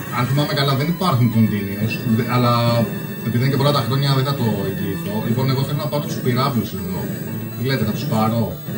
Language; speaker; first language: Greek; early bilingual, other home language; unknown